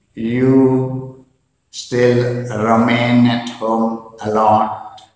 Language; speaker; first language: English; non-native, fluent; Indonesian